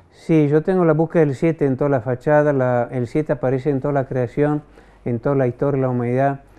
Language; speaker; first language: Spanish; non-native, fluent; French